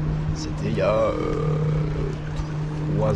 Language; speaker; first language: French; native; French